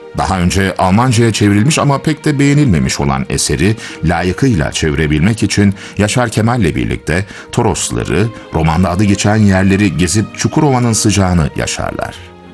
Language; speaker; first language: Turkish; native; Turkish